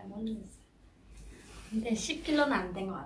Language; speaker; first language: Korean; non-native, fluent; Khmer